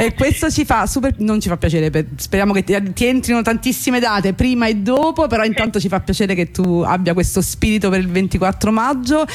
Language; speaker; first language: Italian; native; Italian